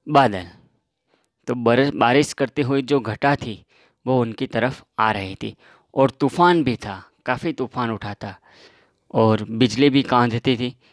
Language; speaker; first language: Hindi; non-native, local second language; Gujarati